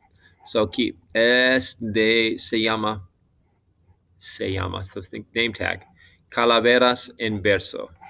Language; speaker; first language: Spanish; non-native, fluent; English